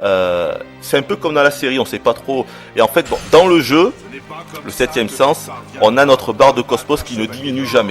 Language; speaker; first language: French; native; French